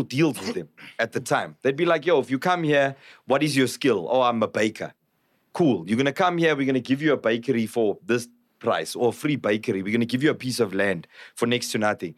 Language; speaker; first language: English; non-native, local second language; Zulu